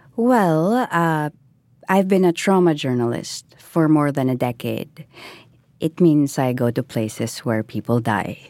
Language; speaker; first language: English; non-native, local second language; Filipino